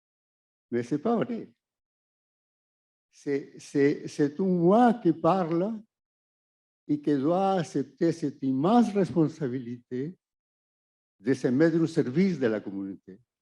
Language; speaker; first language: French; non-native, fluent; Spanish